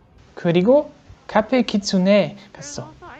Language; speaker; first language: Korean; non-native, learner; French